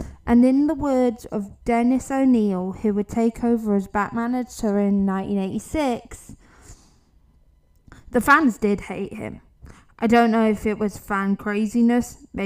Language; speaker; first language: English; native; English